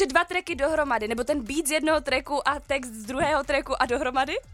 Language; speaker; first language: Czech; native; Czech